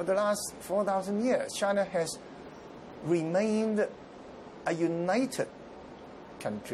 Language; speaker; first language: English; non-native, local second language; Cantonese